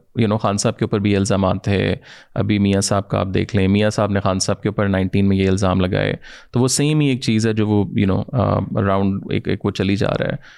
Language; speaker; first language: Urdu; native; Urdu